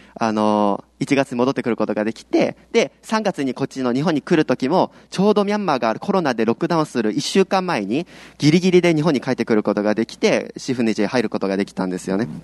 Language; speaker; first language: Japanese; early bilingual, heritage; Japanese